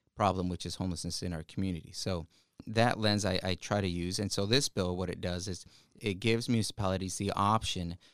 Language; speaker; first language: English; early bilingual, other home language; Spanish